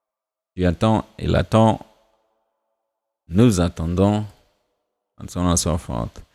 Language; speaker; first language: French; non-native, fluent; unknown